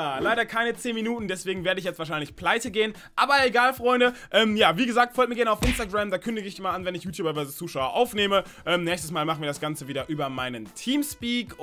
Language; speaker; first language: German; native; German